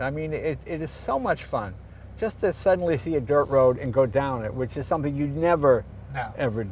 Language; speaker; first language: English; native; English